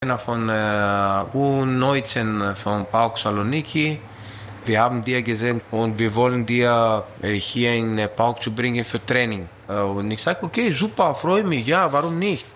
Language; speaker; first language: German; non-native, learner; Greek